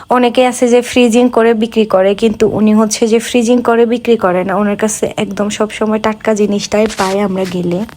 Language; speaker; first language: Bangla; non-native, local second language; Chakma